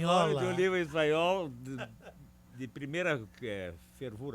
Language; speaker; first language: Portuguese; native; Portuguese